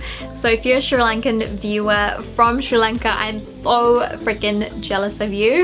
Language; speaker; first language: English; early bilingual, other home language; Sinhala